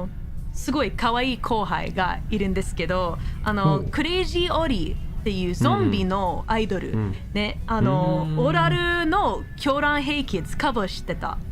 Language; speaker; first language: Japanese; non-native, learner; English